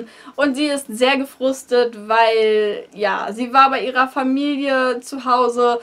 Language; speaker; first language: German; native; German